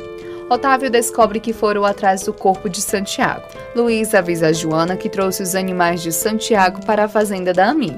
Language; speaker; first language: Portuguese; native; Portuguese